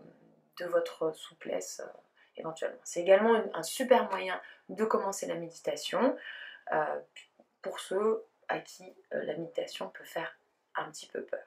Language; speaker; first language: French; native; French